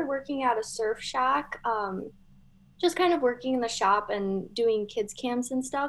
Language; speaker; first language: English; native; English